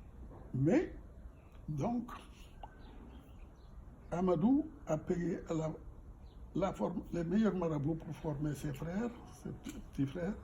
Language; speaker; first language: French; non-native, local second language; Fula